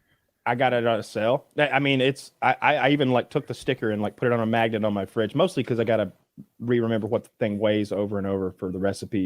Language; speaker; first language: English; native; English